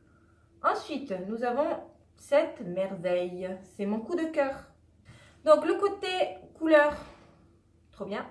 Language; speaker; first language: French; native; French